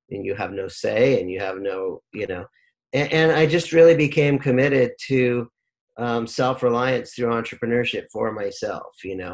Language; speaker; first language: English; native; English